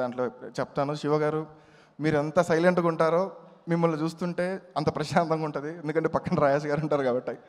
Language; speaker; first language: Telugu; native; Telugu